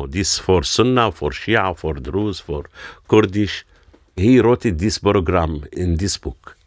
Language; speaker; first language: English; non-native, learner; Arabic